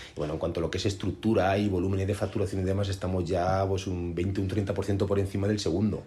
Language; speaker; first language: Spanish; native; Spanish